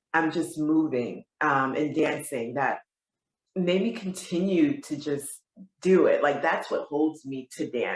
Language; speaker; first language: English; native; English